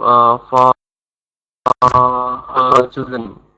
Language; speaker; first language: English; non-native, learner; Vietnamese